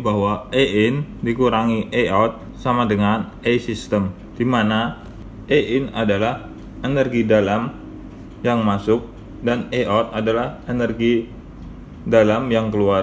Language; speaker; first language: Indonesian; native; Indonesian